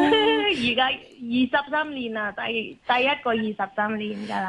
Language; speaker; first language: Cantonese; non-native, local second language; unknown